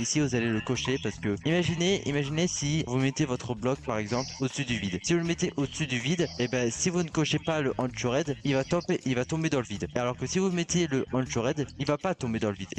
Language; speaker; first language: French; native; French